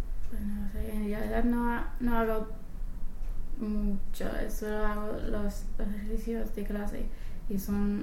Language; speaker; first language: Spanish; non-native, fluent; English